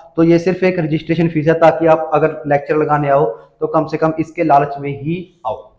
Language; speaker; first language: Hindi; native; Hindi